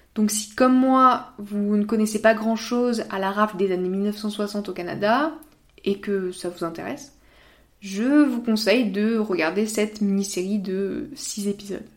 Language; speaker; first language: French; native; French